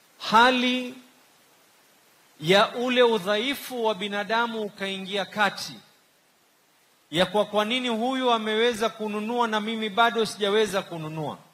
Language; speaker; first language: Swahili; native; Swahili